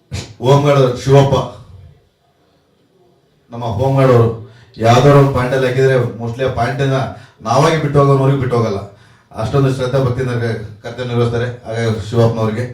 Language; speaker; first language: Kannada; native; Kannada